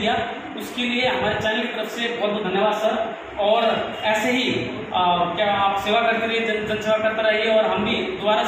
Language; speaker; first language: Hindi; native; Hindi